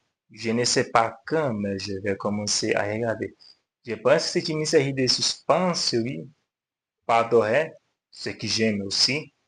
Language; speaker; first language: French; non-native, learner; Portuguese